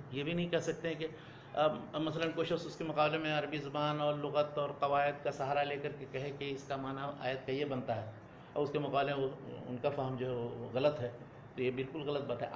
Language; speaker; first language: Urdu; native; Urdu